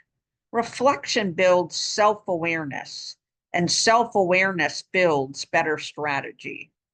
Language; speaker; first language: English; native; English